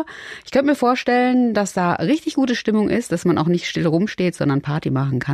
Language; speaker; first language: German; native; German